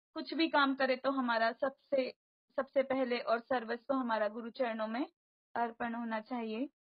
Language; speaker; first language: Hindi; non-native, local second language; Marathi